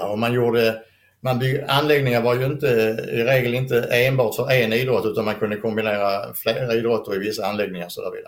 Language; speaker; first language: Swedish; native; Swedish